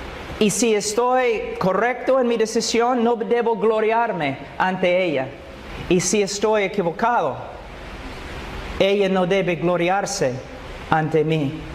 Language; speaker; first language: Spanish; non-native, fluent; English